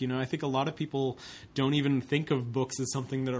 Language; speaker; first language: English; native; English